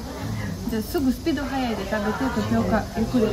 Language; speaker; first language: Japanese; non-native, fluent; Romanian